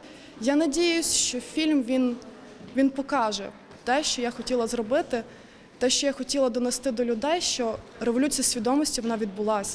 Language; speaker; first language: Ukrainian; native; Ukrainian